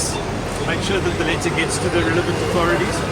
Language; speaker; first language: English; native; English